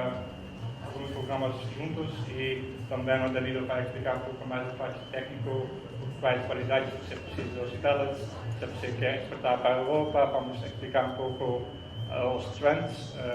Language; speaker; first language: Portuguese; non-native, fluent; Dutch